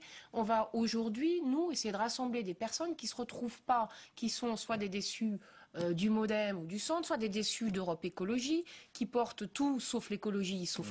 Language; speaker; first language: French; native; French